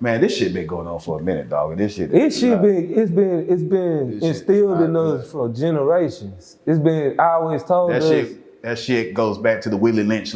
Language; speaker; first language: English; native; English